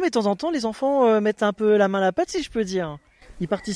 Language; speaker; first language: French; native; French